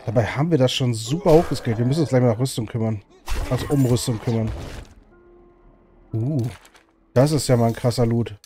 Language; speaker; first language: German; native; German